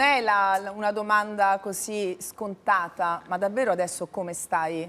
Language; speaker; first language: Italian; native; Italian